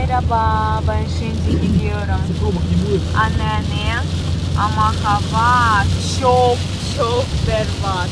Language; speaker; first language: Turkish; non-native, learner; Russian